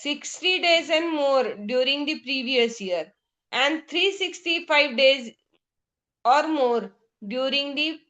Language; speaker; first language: English; non-native, local second language; Hindi